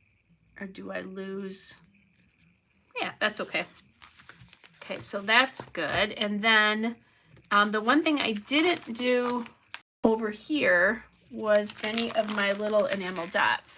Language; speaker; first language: English; native; English